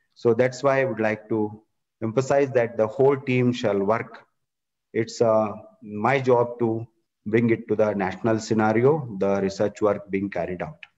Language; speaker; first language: English; non-native, local second language; Kannada